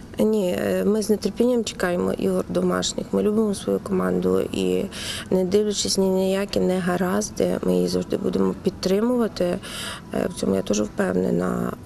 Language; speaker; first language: Ukrainian; native; Ukrainian